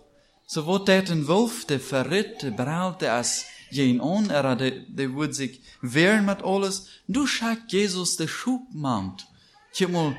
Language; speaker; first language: German; non-native, learner; Plautdietsch